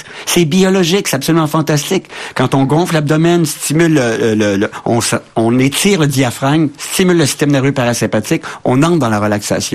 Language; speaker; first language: French; native; French